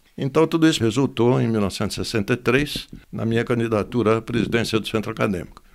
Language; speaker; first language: Portuguese; native; Portuguese